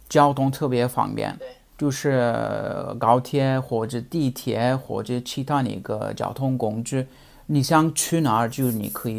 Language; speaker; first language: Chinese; non-native, fluent; Russian